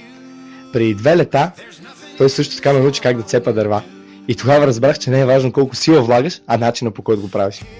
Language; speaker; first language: Bulgarian; native; Bulgarian